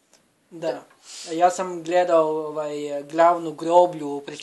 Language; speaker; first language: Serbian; non-native, learner; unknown